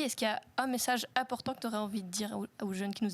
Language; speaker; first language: French; native; French